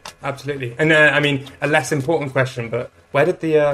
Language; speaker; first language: English; native; English